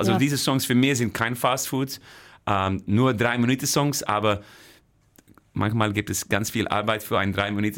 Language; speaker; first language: German; non-native, fluent; Dutch